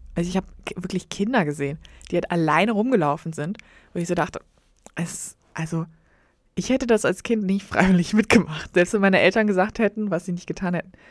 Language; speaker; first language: German; native; German